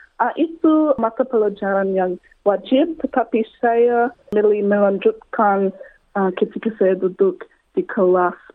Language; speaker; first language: Indonesian; non-native, learner; English